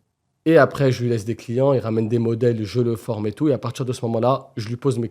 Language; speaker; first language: French; native; French